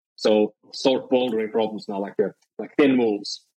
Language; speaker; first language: English; non-native, fluent; Finnish